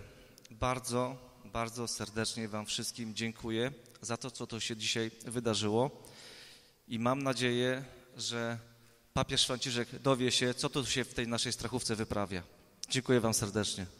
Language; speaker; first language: Polish; native; Polish